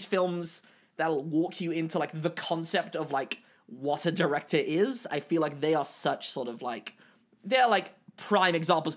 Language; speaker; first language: English; native; English